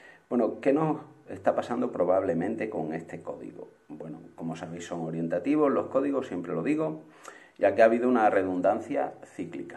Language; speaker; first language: Spanish; native; Spanish